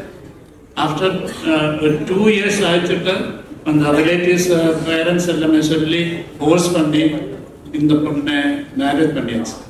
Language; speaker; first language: Tamil; non-native, learner; Malayalam